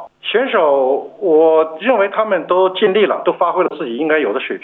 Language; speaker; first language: Chinese; native; Chinese